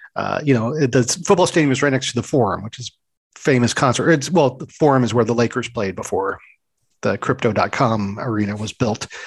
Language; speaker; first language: English; native; English